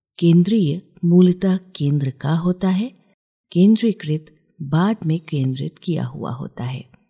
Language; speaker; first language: Hindi; native; Hindi